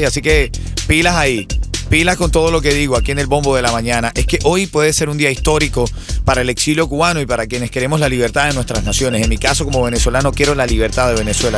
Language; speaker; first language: Spanish; native; Spanish